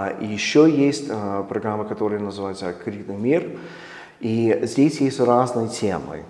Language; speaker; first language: Russian; non-native, fluent; English